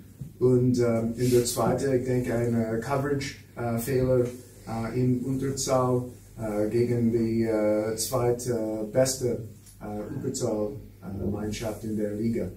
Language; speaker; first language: German; non-native, learner; English